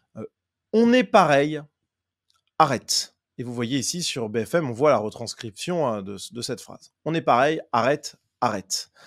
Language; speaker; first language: French; native; French